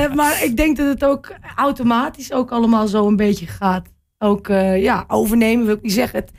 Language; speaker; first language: Dutch; native; Dutch